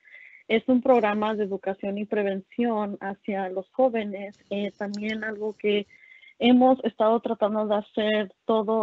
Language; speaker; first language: Spanish; early bilingual, heritage; Spanish